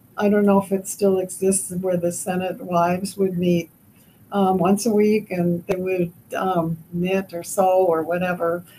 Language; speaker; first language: English; native; English